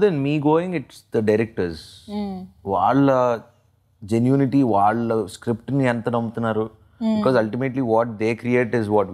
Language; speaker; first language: Telugu; native; Telugu